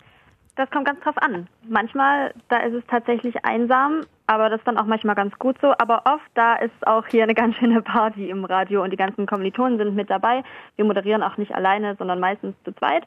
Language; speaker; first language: German; native; German